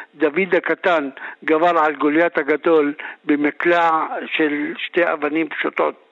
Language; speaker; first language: Hebrew; non-native, local second language; Arabic